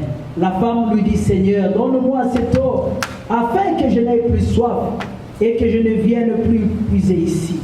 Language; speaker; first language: French; non-native, local second language; Lingala